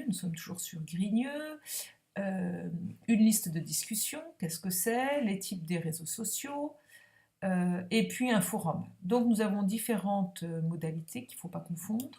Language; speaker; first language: French; native; French